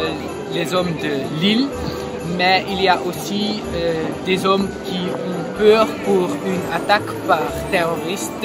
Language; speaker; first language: French; non-native, learner; Dutch